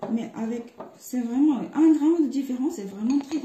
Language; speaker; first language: French; non-native, fluent; Japanese